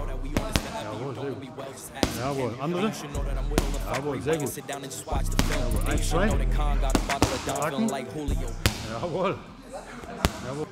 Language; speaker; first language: German; native; German